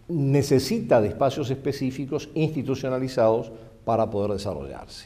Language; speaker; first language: Spanish; native; Spanish